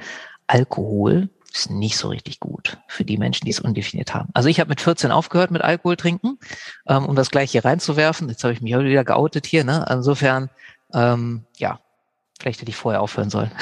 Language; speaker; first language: German; native; German